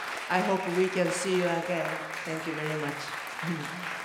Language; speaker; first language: English; non-native, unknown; Japanese